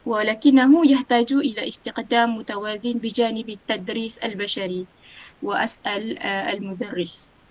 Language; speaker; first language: Arabic; non-native, learner; Malay